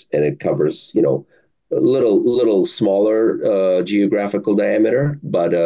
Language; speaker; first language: English; early bilingual, other home language; Arabic